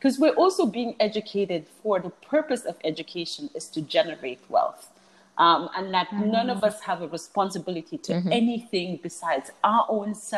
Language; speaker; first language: English; native; English